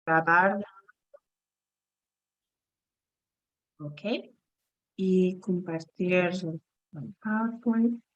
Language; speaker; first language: Spanish; non-native, fluent; English